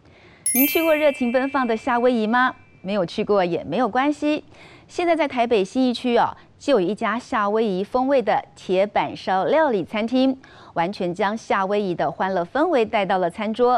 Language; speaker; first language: Chinese; native; Chinese